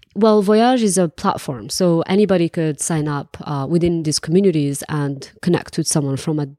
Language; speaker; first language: English; non-native, fluent; Arabic